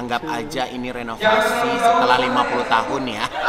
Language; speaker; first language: Indonesian; native; Indonesian